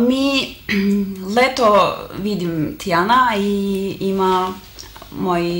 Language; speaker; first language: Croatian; non-native, learner; Turkish